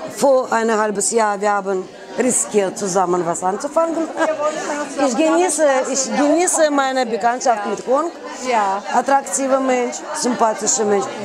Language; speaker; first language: German; non-native, fluent; Russian